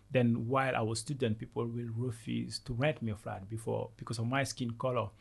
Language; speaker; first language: English; non-native, fluent; Wolof